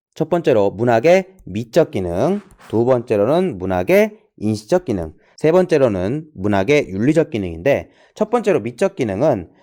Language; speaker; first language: Korean; native; Korean